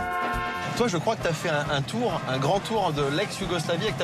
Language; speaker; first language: French; native; French